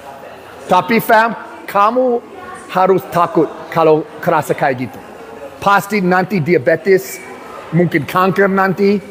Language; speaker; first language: Indonesian; non-native, learner; English